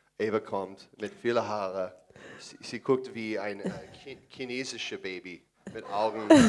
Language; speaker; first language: German; non-native, learner; English